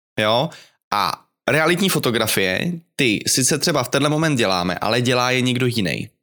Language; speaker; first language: Czech; native; Czech